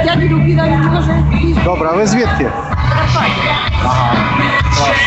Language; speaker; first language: Ukrainian; native; Ukrainian